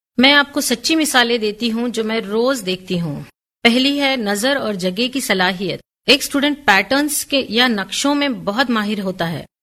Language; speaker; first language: Urdu; native; Urdu